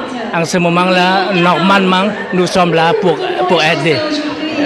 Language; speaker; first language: French; non-native, fluent; Vietnamese